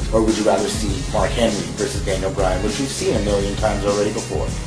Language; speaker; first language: English; native; English